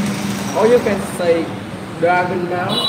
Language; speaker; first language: English; non-native, learner; Vietnamese